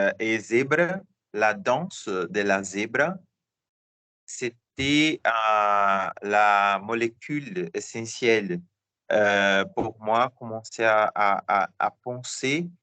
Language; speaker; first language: French; non-native, learner; Portuguese